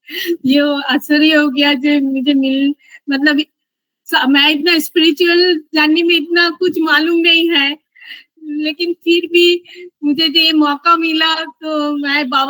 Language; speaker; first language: Hindi; non-native, local second language; Bangla